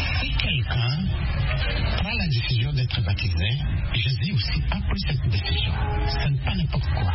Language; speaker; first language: French; non-native, local second language; Kinyarwanda